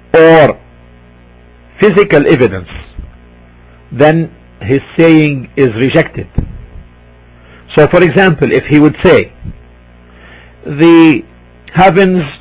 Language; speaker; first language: English; non-native, fluent; Arabic